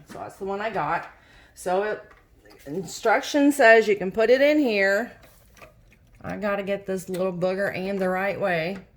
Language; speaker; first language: English; native; English